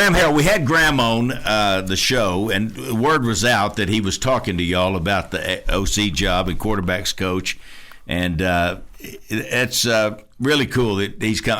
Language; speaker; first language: English; native; English